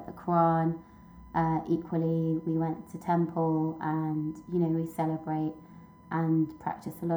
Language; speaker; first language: English; native; English